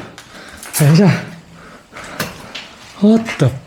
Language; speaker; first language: Chinese; native; Chinese